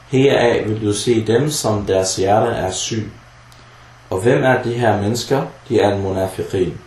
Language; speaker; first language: Danish; early bilingual, other home language; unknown